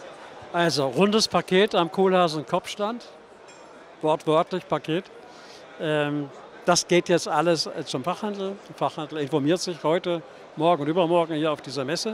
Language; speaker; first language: German; native; German